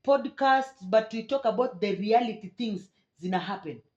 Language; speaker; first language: English; non-native, local second language; Swahili